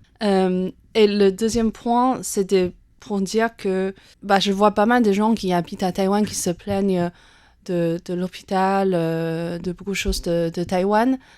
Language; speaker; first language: French; non-native, fluent; Chinese